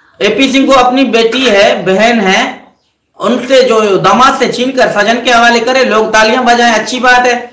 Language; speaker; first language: Urdu; non-native, local second language; Sindhi